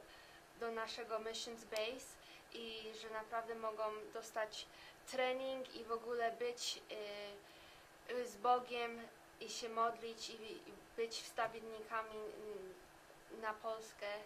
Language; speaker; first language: Polish; early bilingual, heritage; Polish